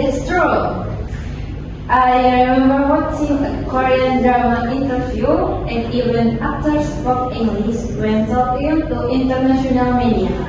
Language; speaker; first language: English; non-native, learner; Indonesian